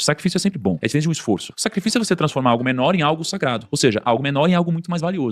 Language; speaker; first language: Portuguese; native; Portuguese